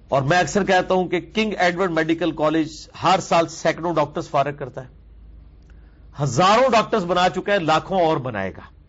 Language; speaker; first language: Urdu; non-native, local second language; Punjabi